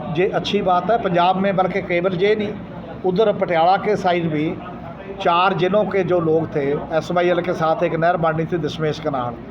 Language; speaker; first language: Hindi; non-native, local second language; Punjabi